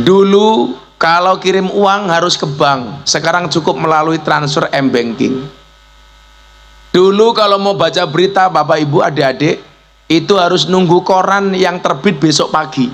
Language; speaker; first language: Indonesian; non-native, local second language; Javanese